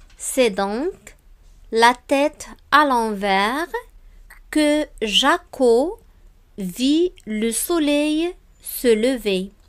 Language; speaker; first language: French; non-native, local second language; Arabic